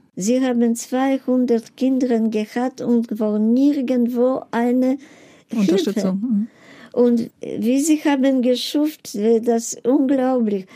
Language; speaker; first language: German; non-native, fluent; Polish